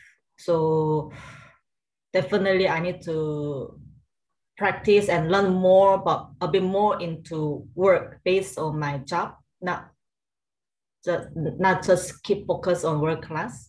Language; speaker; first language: English; non-native, learner; Korean